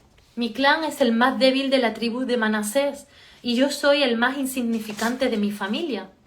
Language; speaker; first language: Spanish; native; Spanish